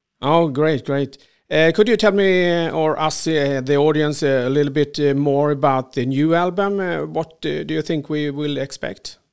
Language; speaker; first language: English; non-native, fluent; Swedish